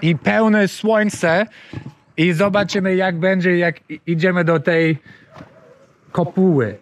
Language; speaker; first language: Polish; non-native, learner; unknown